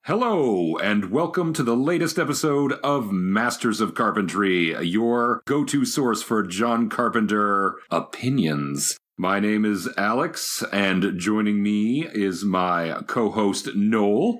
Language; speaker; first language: English; native; English